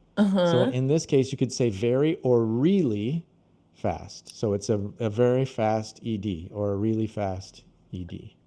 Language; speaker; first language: English; non-native, fluent; Portuguese